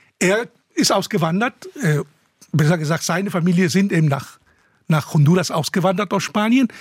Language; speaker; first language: German; non-native, fluent; Spanish